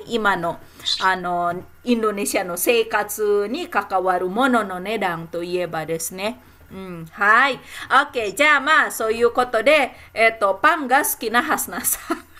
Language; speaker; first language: Japanese; non-native, fluent; Indonesian